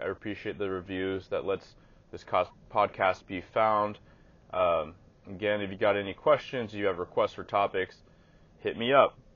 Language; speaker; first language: English; native; English